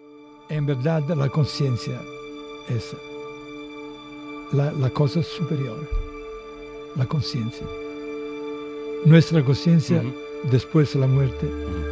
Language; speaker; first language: Spanish; non-native, fluent; Italian